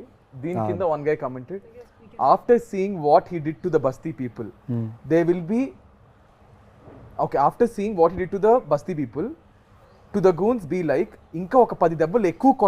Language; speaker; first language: Telugu; native; Telugu